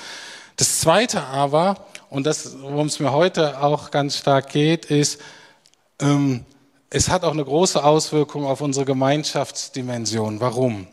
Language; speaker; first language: German; native; German